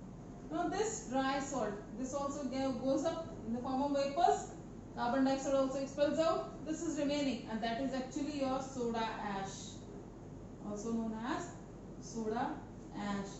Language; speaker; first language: English; non-native, local second language; Hindi